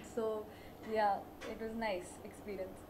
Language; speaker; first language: Tamil; non-native, learner; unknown